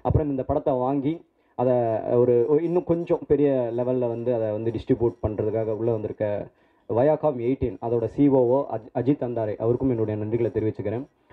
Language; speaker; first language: Tamil; native; Tamil